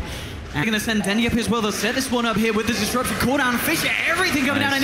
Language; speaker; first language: English; native; English